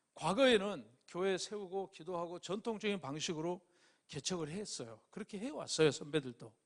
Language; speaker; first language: Korean; native; Korean